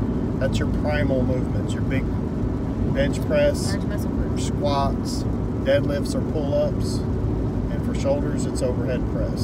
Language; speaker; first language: English; native; English